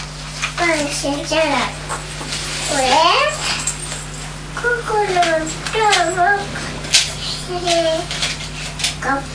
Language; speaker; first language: Japanese; native; Japanese